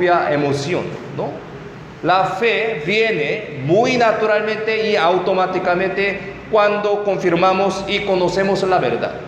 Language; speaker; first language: Spanish; non-native, fluent; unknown